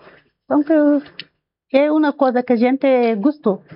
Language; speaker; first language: Portuguese; non-native, learner; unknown